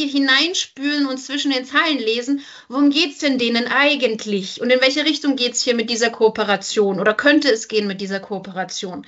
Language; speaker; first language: German; native; German